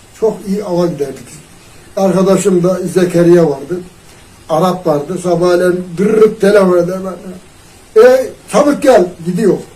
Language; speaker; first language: Turkish; native; Turkish